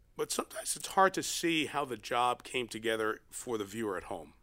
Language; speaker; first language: English; native; English